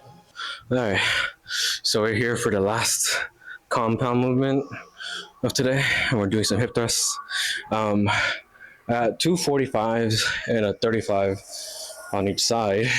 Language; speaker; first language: English; native; English